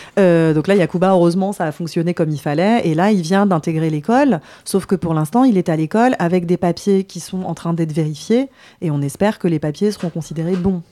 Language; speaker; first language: French; native; French